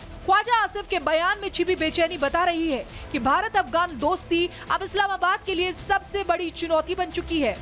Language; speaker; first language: Hindi; native; Hindi